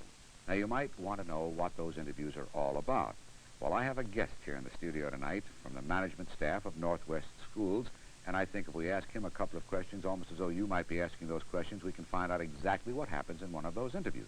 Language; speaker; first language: English; native; English